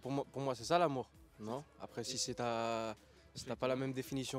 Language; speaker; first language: French; native; French